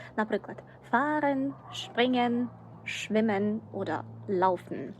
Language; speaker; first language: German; non-native, fluent; Ukrainian